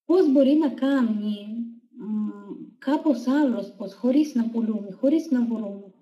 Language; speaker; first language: Greek; non-native, learner; Russian